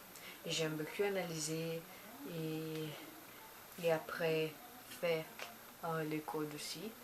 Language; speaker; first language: French; non-native, learner; Portuguese